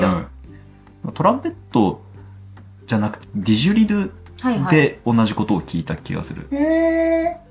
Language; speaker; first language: Japanese; native; Japanese